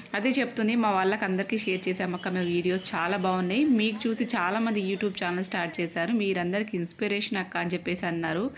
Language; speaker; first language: Telugu; native; Telugu